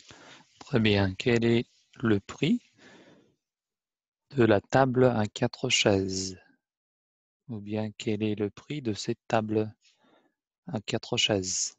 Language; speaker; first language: French; non-native, fluent; Arabic